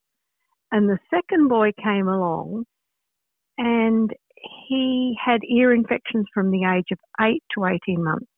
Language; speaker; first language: English; native; English